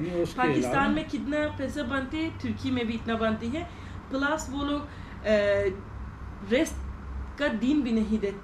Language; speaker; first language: Hindi; non-native, learner; Turkish